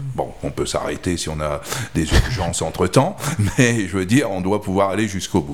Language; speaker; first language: French; native; French